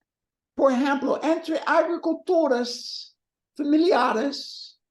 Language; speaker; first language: Portuguese; non-native, learner; English